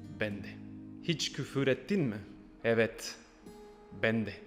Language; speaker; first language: Turkish; non-native, fluent; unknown